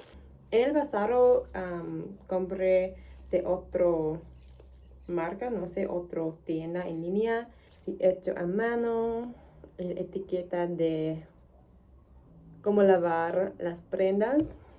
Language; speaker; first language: Spanish; non-native, learner; English